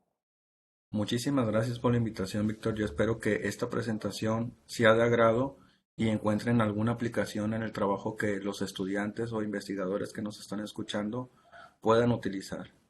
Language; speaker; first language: Spanish; native; Spanish